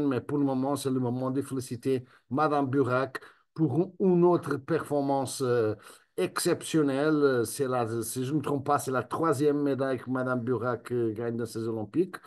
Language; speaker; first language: French; non-native, fluent; Spanish